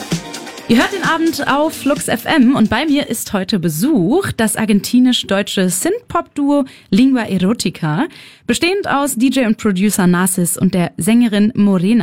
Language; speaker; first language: German; native; German